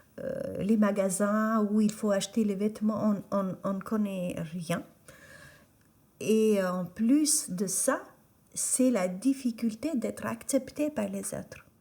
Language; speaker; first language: French; non-native, fluent; Albanian